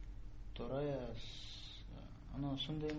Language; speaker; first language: Japanese; non-native, learner; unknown